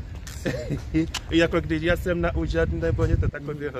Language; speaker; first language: Czech; non-native, learner; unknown